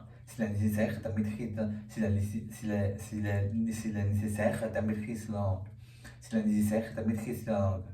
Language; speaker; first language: French; non-native, learner; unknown